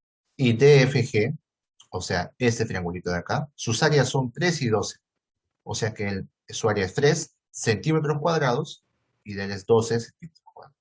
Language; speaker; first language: Spanish; native; Spanish